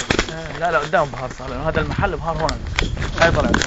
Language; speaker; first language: Arabic; native; Arabic